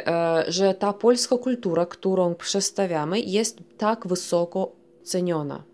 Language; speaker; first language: Polish; early bilingual, heritage; Polish